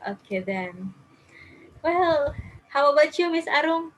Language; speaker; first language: English; non-native, fluent; Indonesian